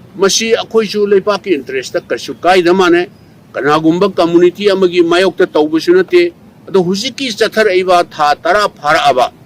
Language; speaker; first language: Manipuri; native; Manipuri